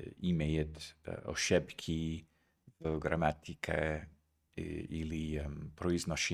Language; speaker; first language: Russian; non-native, learner; English